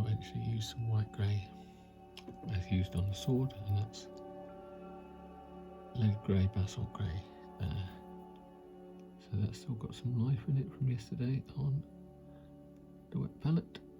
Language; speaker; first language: English; native; English